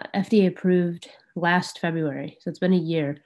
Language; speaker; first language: English; native; English